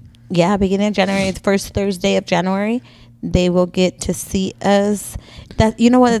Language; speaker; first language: English; early bilingual, other home language; Spanish